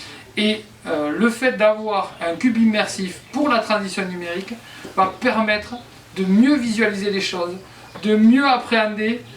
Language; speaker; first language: French; native; French